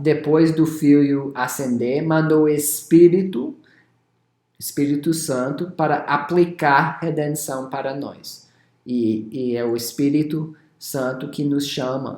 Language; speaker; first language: Portuguese; non-native, fluent; English